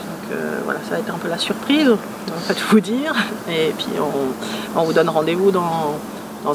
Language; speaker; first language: French; native; French